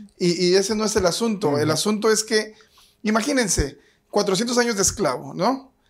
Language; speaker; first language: Spanish; native; Spanish